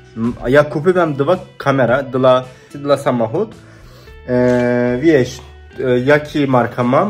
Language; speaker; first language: Polish; non-native, learner; Turkish